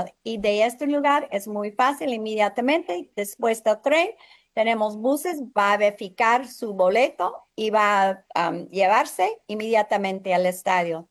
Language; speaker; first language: Spanish; non-native, fluent; English